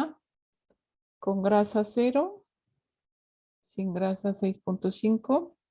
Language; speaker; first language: Spanish; native; Spanish